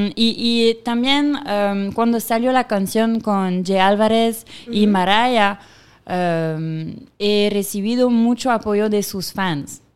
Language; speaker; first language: Spanish; non-native, fluent; French